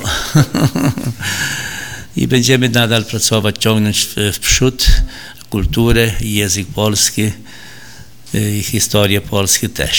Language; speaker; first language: Polish; early bilingual, heritage; Polish